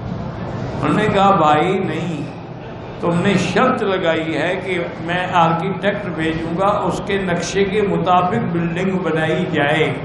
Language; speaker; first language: Urdu; native; Urdu